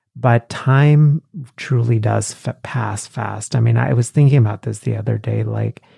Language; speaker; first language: English; early bilingual, other home language; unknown